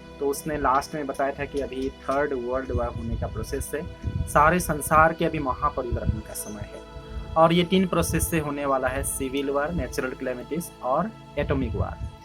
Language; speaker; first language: Hindi; non-native, local second language; Assamese